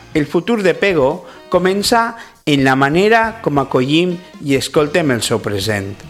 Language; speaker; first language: Catalan; native; Catalan